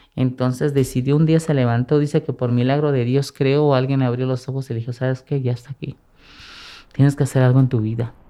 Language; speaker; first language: Spanish; native; Spanish